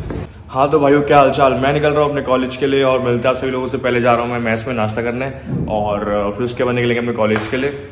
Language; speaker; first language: Hindi; native; Hindi